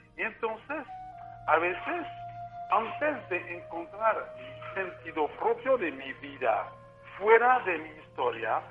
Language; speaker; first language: Spanish; non-native, fluent; French